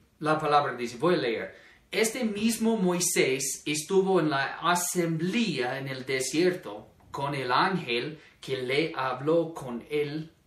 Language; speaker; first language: Spanish; non-native, fluent; English